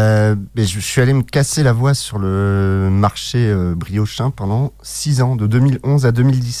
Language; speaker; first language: French; native; French